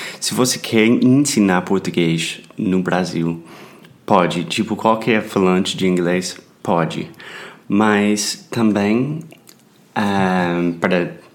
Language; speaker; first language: Portuguese; non-native, fluent; English